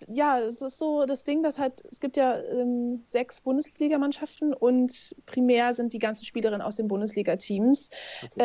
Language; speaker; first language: German; native; German